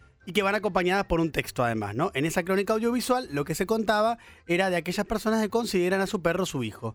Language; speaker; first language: Spanish; native; Spanish